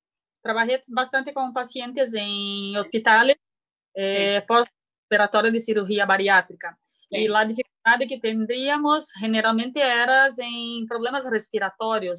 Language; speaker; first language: Spanish; non-native, learner; Portuguese